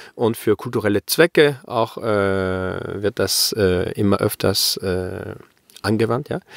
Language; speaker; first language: German; early bilingual, heritage; German